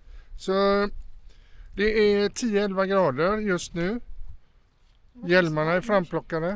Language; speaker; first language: Swedish; native; Swedish